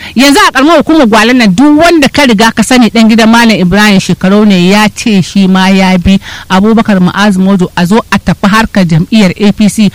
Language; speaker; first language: Hausa; native; Hausa